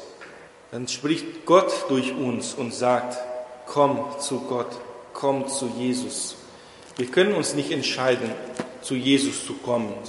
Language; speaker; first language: German; non-native, fluent; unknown